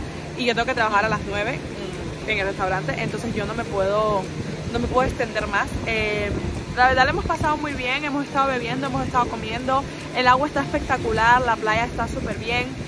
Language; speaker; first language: Spanish; native; Spanish